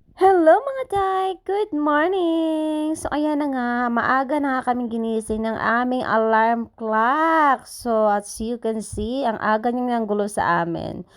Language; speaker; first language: Filipino; native; Filipino